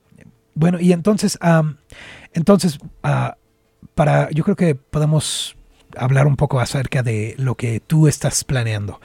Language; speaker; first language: Spanish; native; Spanish